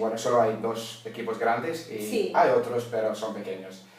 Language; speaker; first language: Spanish; non-native, learner; English